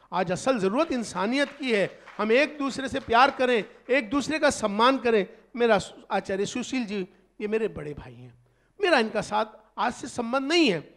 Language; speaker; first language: Hindi; native; Hindi